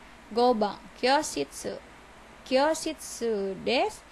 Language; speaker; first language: Japanese; non-native, fluent; Indonesian